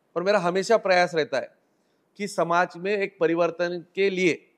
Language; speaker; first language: Hindi; non-native, local second language; Marathi